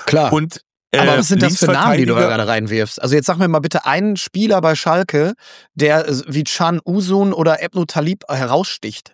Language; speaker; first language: German; native; German